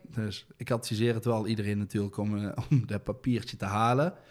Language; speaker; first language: Dutch; native; Dutch